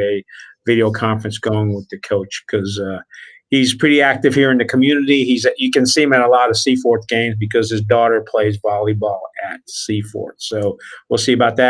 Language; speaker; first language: English; native; English